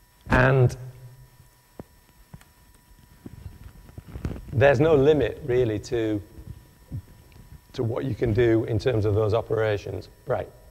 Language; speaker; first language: English; native; English